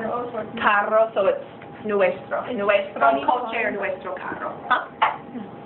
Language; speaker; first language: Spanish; non-native, fluent; English